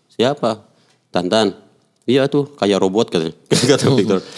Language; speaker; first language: Indonesian; native; Indonesian